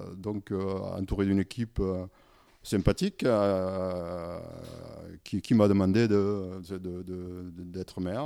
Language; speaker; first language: French; native; French